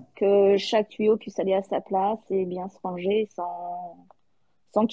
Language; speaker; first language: French; native; French